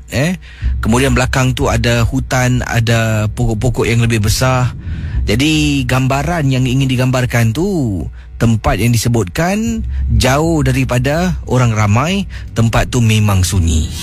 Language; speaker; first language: Malay; native; Malay